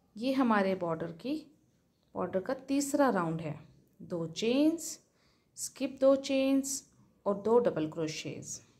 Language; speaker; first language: Hindi; native; Hindi